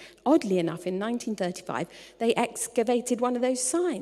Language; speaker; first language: English; native; English